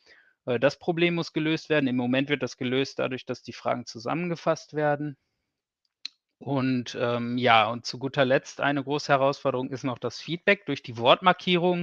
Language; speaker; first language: German; native; German